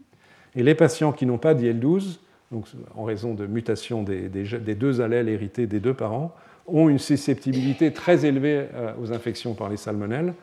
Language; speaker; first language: French; native; French